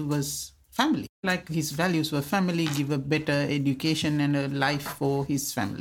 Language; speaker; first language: English; non-native, local second language; Sinhala